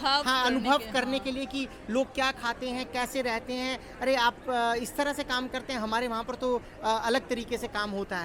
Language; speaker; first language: Hindi; native; Hindi